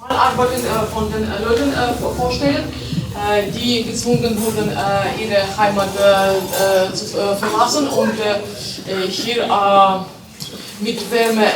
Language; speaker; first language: German; non-native, learner; Ukrainian